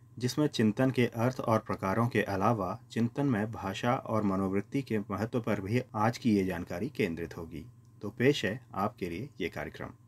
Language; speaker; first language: Hindi; native; Hindi